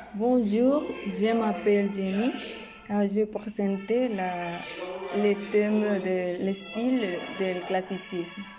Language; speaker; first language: French; non-native, learner; Spanish